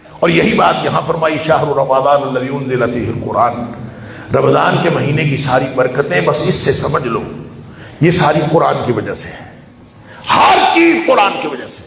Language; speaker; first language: Urdu; non-native, local second language; Punjabi